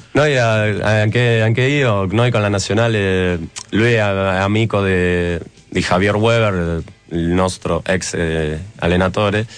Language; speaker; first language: Italian; non-native, fluent; Spanish